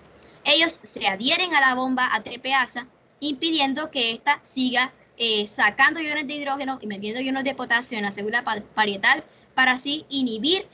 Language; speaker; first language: Spanish; native; Spanish